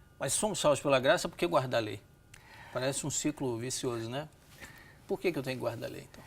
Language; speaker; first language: Portuguese; native; Portuguese